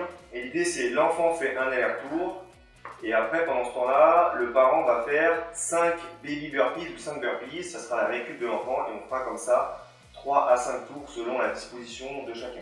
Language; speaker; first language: French; native; French